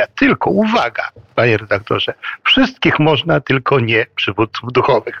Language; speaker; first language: Polish; native; Polish